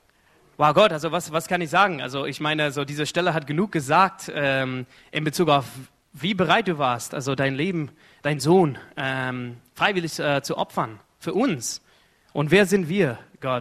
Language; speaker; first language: German; non-native, fluent; Arabic